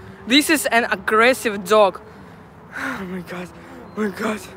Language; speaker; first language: English; non-native, learner; Russian